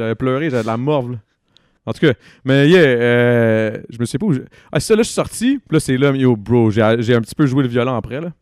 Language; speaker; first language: French; native; French